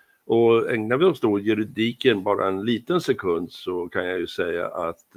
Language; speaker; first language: Swedish; native; Swedish